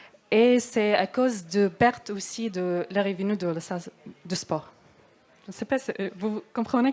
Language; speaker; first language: French; non-native, learner; Arabic